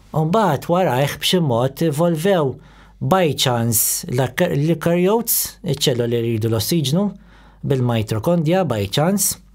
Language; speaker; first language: Maltese; native; Maltese